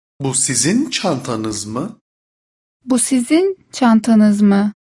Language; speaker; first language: Turkish; non-native, fluent; Persian